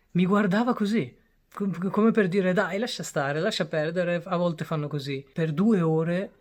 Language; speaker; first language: Italian; early bilingual, other home language; Bangla